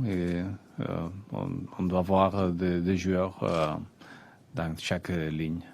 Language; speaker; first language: French; non-native, fluent; Spanish